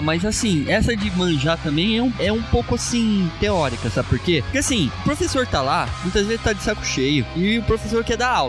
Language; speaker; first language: Portuguese; native; Portuguese